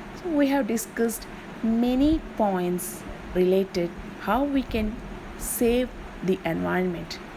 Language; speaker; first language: English; non-native, local second language; Malayalam